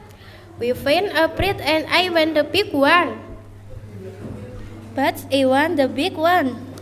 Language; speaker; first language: English; non-native, learner; Indonesian